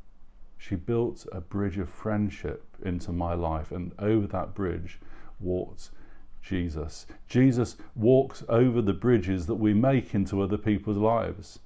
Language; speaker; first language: English; native; English